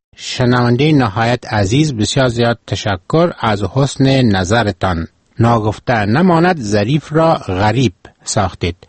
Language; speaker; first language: Persian; native; Persian